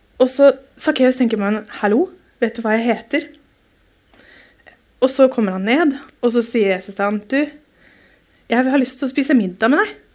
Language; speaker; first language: Norwegian; native; Norwegian